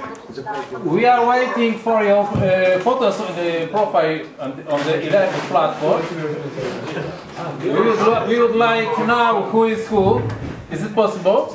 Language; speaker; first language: English; non-native, learner; Polish